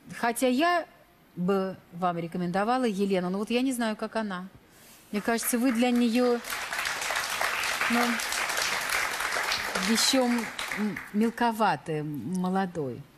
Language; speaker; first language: Russian; native; Russian